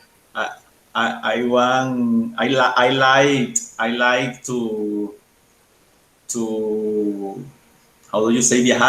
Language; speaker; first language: English; non-native, learner; Spanish